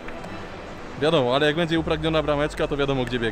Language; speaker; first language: Polish; native; Polish